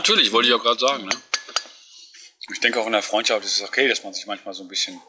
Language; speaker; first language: German; native; German